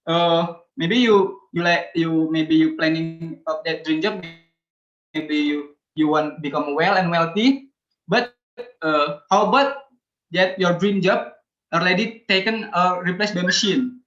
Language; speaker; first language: English; non-native, learner; Indonesian